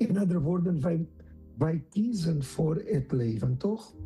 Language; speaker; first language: Dutch; non-native, fluent; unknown